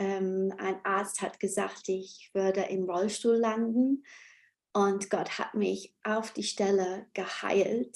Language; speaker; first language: German; non-native, fluent; English